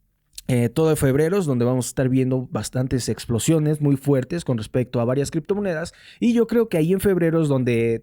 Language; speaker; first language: Spanish; native; Spanish